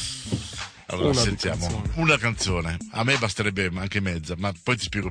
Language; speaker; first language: Italian; native; Italian